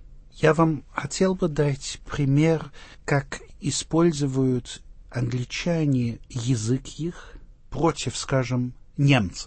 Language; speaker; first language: Russian; non-native, fluent; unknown